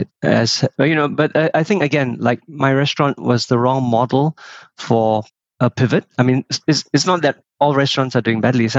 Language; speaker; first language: English; native; English